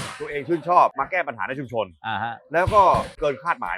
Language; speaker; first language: Thai; native; Thai